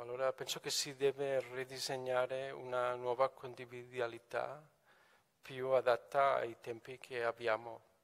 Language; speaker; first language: Italian; non-native, fluent; Catalan